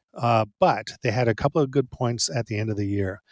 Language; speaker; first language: English; native; English